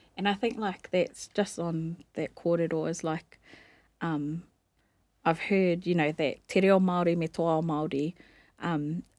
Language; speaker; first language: English; native; English